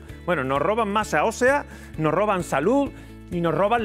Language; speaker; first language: Spanish; native; Spanish